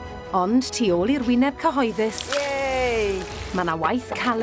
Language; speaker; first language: Welsh; native; Welsh